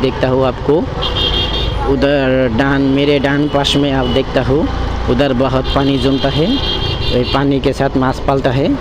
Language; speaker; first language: Hindi; non-native, learner; Bangla